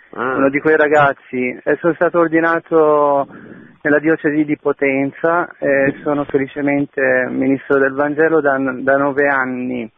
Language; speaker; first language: Italian; non-native, fluent; Albanian